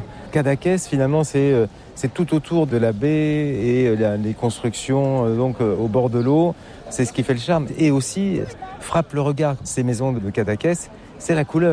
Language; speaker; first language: French; native; French